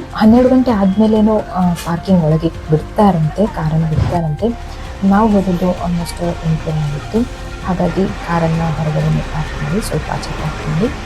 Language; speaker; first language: Kannada; native; Kannada